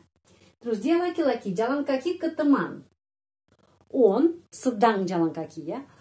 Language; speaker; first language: Indonesian; non-native, fluent; Russian